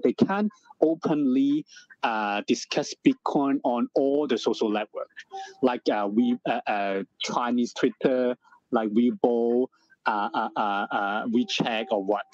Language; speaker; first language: English; non-native, local second language; Cantonese